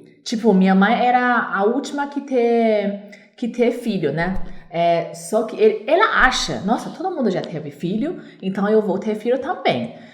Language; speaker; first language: Portuguese; non-native, learner; Chinese